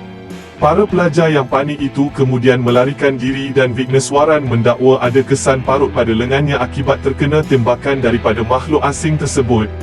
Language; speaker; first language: Malay; native; Malay